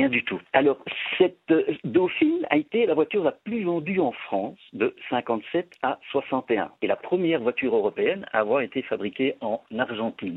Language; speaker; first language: French; native; French